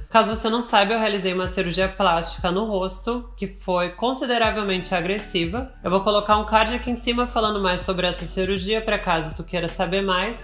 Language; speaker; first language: Portuguese; native; Portuguese